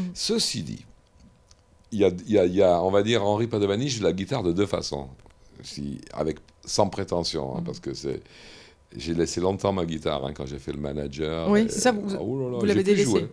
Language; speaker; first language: French; native; French